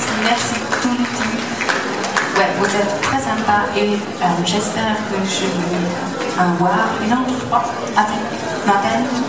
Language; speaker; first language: French; non-native, learner; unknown